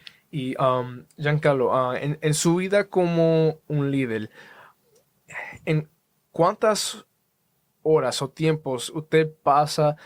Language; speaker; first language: Spanish; early bilingual, heritage; Spanish